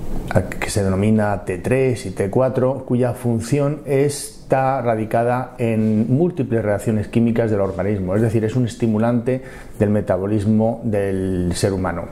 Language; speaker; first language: Spanish; native; Spanish